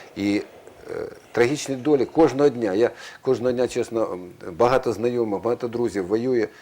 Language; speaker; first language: Ukrainian; native; Ukrainian